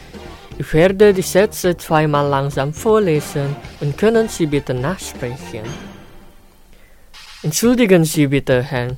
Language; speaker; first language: German; non-native, fluent; Indonesian